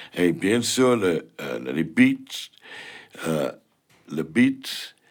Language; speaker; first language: French; non-native, fluent; English